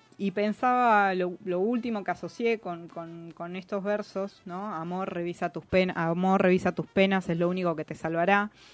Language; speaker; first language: Spanish; native; Spanish